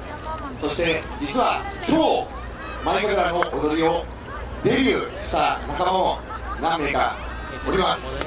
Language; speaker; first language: Japanese; native; Japanese